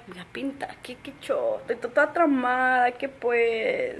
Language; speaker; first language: Spanish; early bilingual, heritage; Spanish